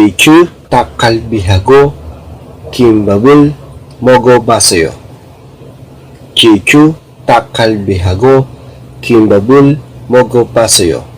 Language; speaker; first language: Korean; non-native, learner; Filipino